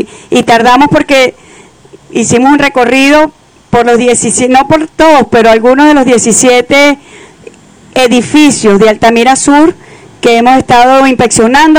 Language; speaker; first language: Spanish; native; Spanish